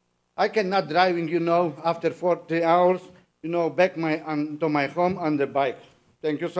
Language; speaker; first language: English; non-native, learner; Polish